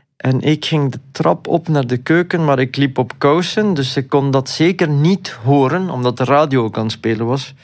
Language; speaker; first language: Dutch; native; Dutch